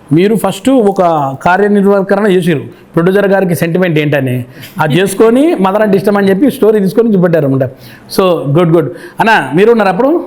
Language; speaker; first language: Telugu; native; Telugu